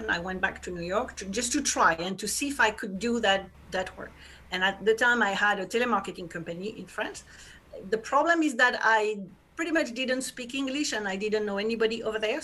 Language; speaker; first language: English; non-native, fluent; French